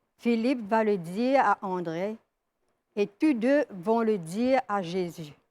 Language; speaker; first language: French; non-native, local second language; Morisyen